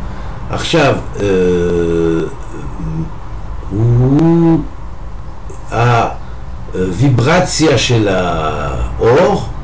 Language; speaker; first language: Hebrew; non-native, fluent; French